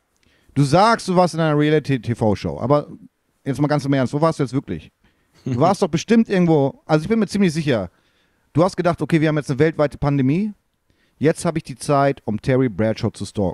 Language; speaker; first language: German; native; German